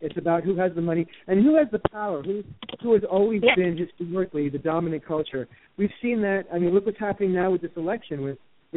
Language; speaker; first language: English; native; English